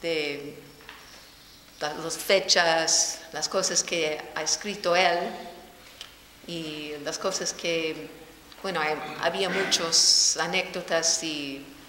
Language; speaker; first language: Spanish; non-native, fluent; English